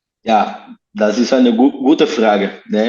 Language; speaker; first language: German; non-native, learner; Portuguese